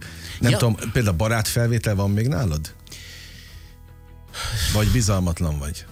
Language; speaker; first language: Hungarian; native; Hungarian